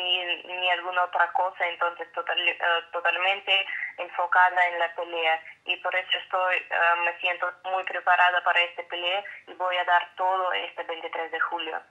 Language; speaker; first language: Spanish; non-native, fluent; Russian